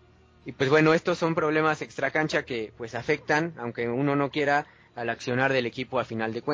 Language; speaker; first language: Spanish; native; Spanish